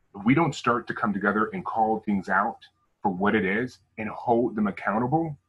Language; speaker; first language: English; native; English